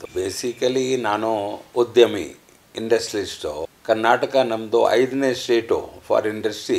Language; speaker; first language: Kannada; non-native, learner; Hindi